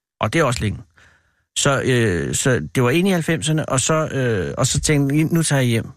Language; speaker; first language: Danish; native; Danish